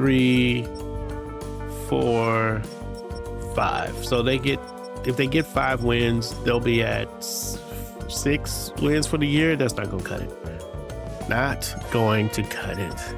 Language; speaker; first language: English; native; English